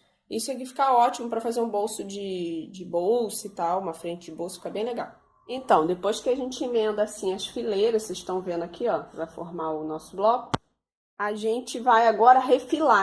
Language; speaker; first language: Portuguese; native; Portuguese